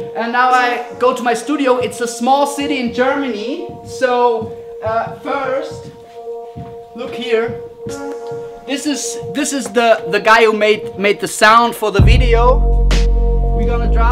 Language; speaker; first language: English; non-native, learner; German